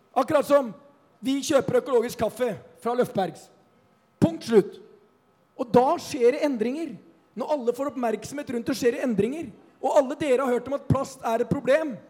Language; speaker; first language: Norwegian; native; Norwegian